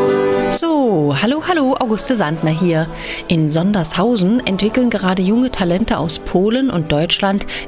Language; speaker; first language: German; native; German